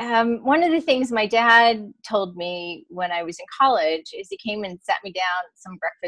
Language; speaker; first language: English; native; English